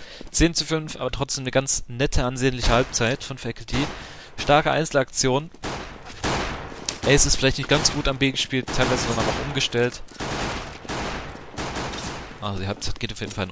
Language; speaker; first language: German; native; German